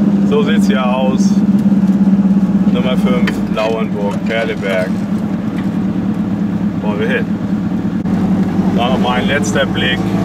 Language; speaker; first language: German; native; German